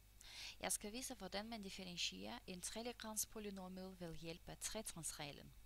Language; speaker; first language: Danish; non-native, fluent; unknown